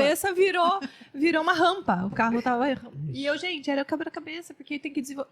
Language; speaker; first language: Portuguese; native; Portuguese